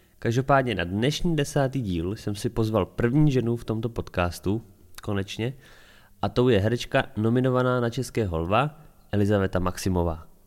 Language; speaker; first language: Czech; native; Czech